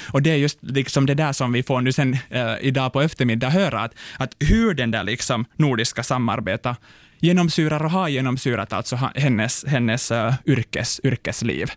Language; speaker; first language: Swedish; non-native, local second language; Finnish